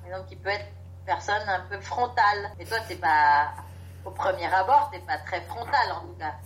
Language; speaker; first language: French; native; French